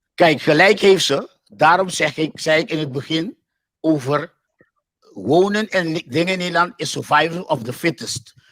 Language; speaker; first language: Dutch; non-native, local second language; Papiamento